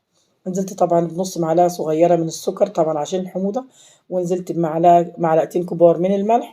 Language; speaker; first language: Arabic; native; Arabic